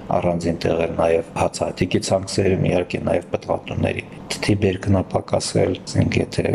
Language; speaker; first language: Armenian; native; Armenian